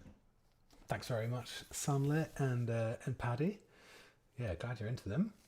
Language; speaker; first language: English; native; English